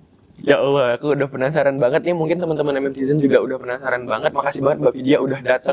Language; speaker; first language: Indonesian; native; Indonesian